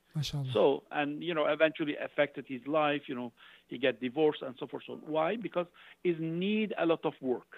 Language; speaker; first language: English; non-native, fluent; Turkish